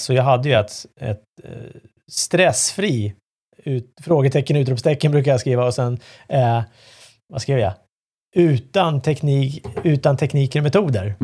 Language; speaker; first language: Swedish; native; Swedish